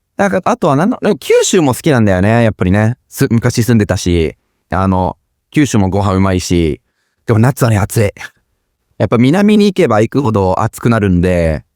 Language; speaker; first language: Japanese; non-native, fluent; English